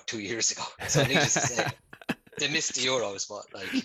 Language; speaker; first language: English; native; English